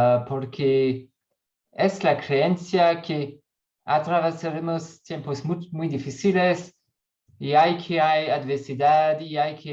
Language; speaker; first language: Spanish; non-native, learner; French